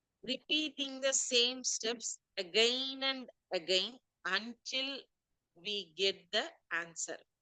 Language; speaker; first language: English; non-native, local second language; Tamil